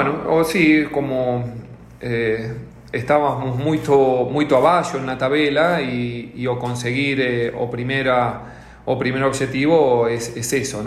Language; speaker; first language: Portuguese; non-native, learner; Spanish